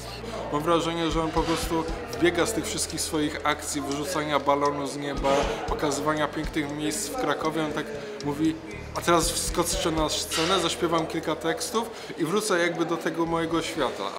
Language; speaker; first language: Polish; native; Polish